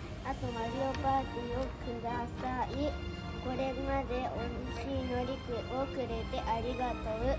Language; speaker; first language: Japanese; early bilingual, heritage; Japanese